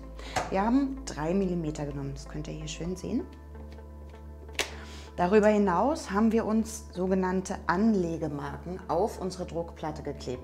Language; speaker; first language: German; native; German